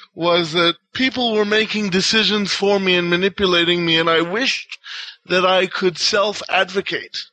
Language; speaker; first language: English; non-native, fluent; Hebrew